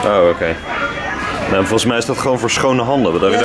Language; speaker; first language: Dutch; native; Dutch